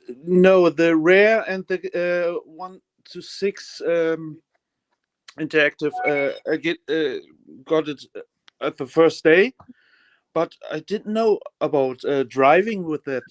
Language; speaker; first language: English; non-native, learner; German